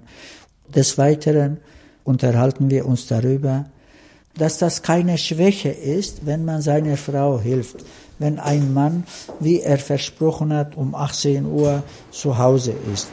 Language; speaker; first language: German; non-native, fluent; Turkish